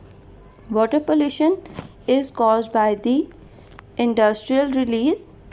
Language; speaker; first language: English; non-native, local second language; Urdu